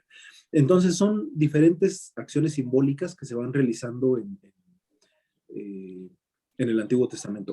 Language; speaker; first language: Spanish; native; Spanish